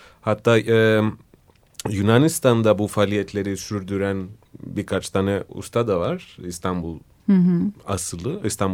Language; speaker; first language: Turkish; non-native, fluent; Greek